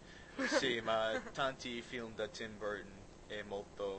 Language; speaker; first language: Italian; non-native, learner; English